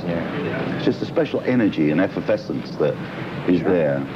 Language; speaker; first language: English; native; English